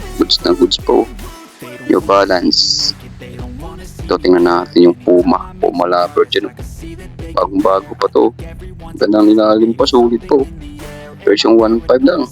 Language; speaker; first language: Filipino; native; Filipino